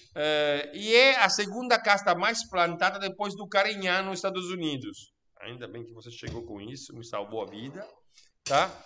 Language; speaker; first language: Portuguese; non-native, fluent; Italian